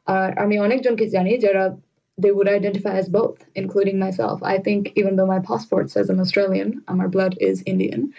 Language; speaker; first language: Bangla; early bilingual, heritage; Bangla